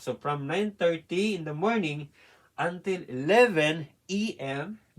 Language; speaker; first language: English; non-native, learner; Filipino